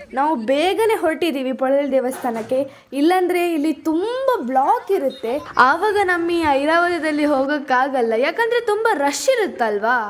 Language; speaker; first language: Kannada; non-native, local second language; Tulu